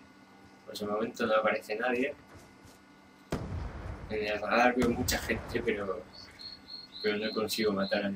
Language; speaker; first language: Spanish; native; Spanish